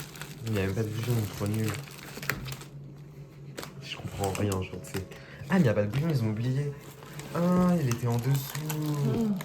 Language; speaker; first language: French; native; French